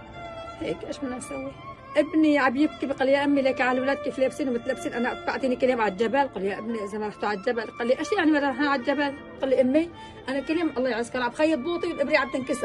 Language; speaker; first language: Arabic; native; Arabic